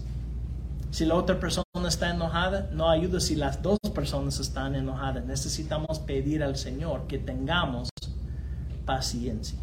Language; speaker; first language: Spanish; non-native, fluent; English